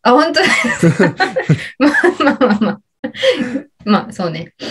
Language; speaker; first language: Japanese; non-native, learner; English